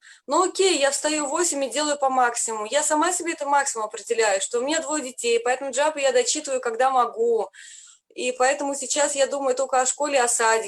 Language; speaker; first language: Russian; native; Russian